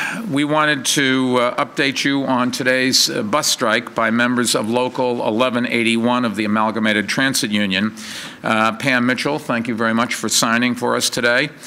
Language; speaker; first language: English; native; English